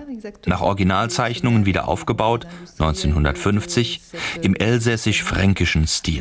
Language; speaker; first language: German; native; German